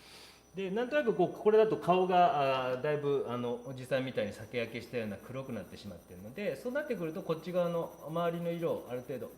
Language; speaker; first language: Japanese; native; Japanese